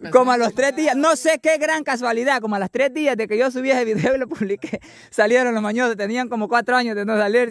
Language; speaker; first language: Spanish; native; Spanish